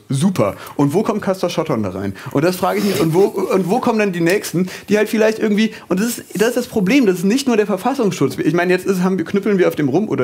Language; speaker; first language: German; native; German